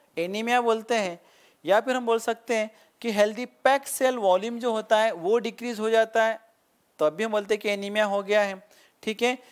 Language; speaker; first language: Hindi; non-native, local second language; Marathi